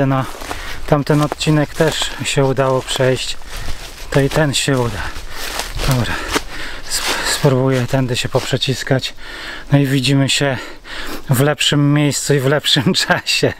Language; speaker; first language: Polish; native; Polish